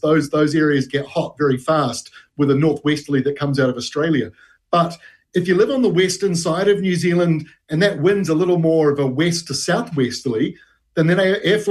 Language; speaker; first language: English; native; English